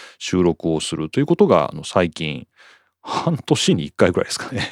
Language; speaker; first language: Japanese; native; Japanese